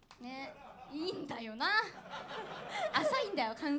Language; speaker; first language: Japanese; native; Japanese